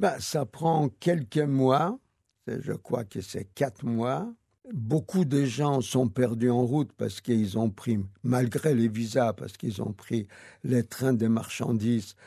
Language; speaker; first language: French; non-native, fluent; Yiddish